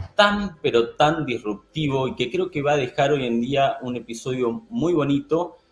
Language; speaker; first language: Spanish; native; Spanish